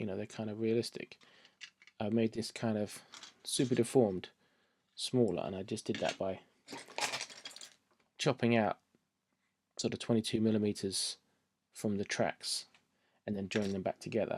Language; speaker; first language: English; native; English